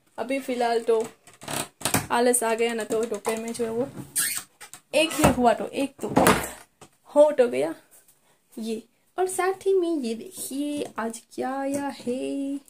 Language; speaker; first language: Hindi; non-native, local second language; Gujarati